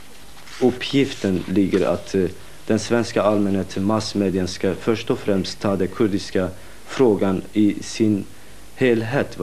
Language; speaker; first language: Swedish; non-native, fluent; Kurdish